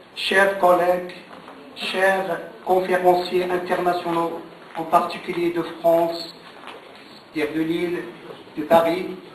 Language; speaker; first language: French; non-native, local second language; Arabic